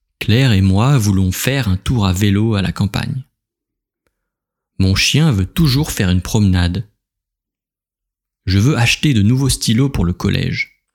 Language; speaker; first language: French; native; French